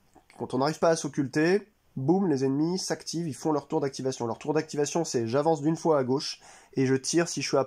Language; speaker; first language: French; native; French